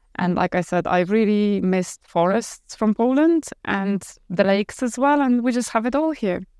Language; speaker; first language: English; non-native, fluent; Polish